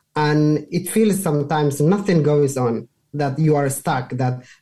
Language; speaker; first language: English; non-native, fluent; Somali